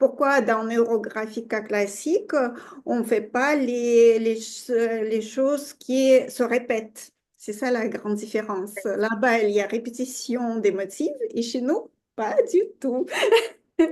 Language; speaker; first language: French; non-native, fluent; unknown